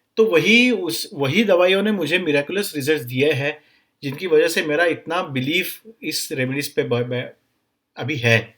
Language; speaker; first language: Hindi; non-native, local second language; Marathi